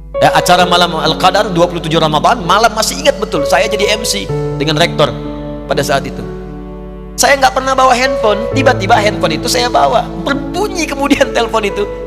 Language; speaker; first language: Indonesian; native; Indonesian